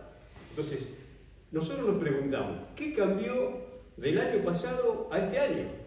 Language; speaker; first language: Spanish; native; Spanish